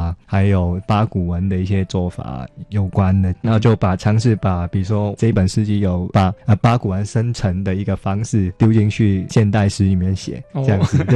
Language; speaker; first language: Chinese; non-native, local second language; Cantonese